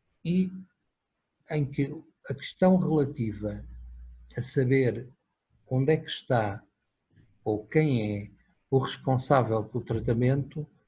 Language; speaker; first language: Portuguese; native; Portuguese